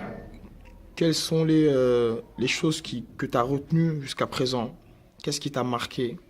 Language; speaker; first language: French; native; French